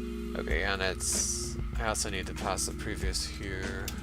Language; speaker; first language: English; native; English